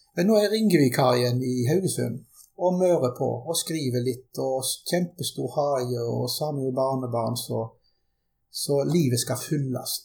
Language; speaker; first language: Norwegian; early bilingual, other home language; German